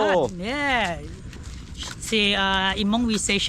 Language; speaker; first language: English; non-native, learner; Hmong